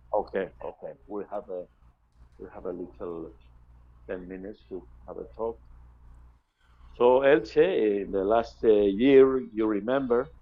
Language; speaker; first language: English; non-native, fluent; Spanish